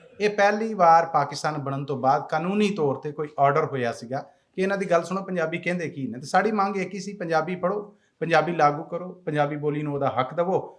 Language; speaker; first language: Punjabi; native; Punjabi